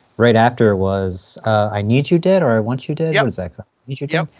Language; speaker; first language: English; native; English